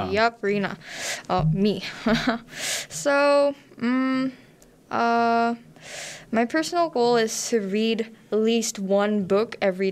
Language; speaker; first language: English; non-native, learner; Korean